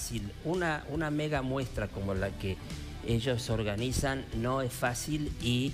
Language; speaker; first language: Spanish; native; Spanish